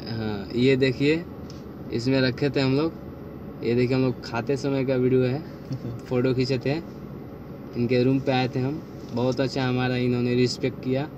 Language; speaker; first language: Hindi; native; Hindi